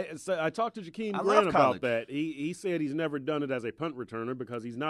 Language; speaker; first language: English; native; English